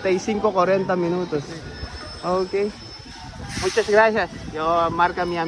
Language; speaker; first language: Spanish; non-native, learner; Filipino